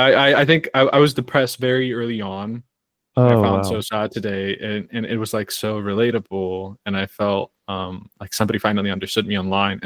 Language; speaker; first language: English; non-native, fluent; Croatian